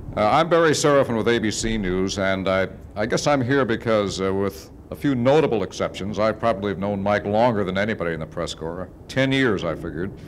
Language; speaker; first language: English; native; English